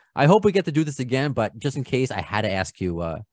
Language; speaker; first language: English; native; English